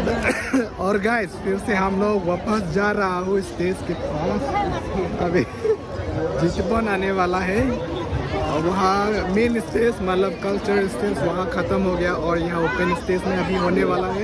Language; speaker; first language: Hindi; non-native, local second language; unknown